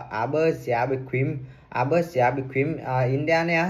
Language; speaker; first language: German; non-native, learner; Vietnamese